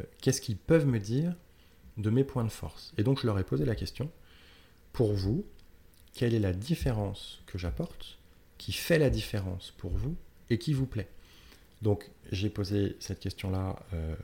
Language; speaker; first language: French; native; French